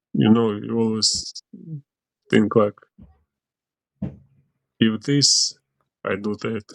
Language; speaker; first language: English; non-native, learner; Ukrainian